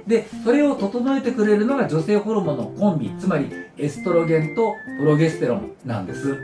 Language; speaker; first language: Japanese; native; Japanese